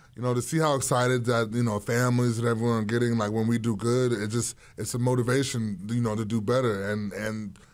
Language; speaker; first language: English; native; English